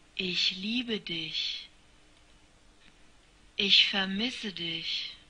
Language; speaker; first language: German; native; German